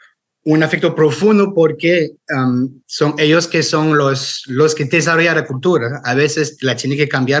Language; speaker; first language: Spanish; non-native, fluent; French